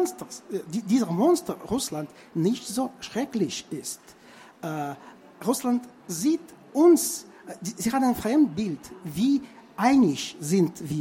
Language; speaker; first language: German; non-native, fluent; Russian